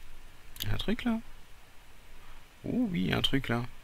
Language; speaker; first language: French; native; French